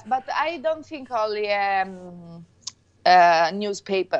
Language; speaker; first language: English; non-native, fluent; Italian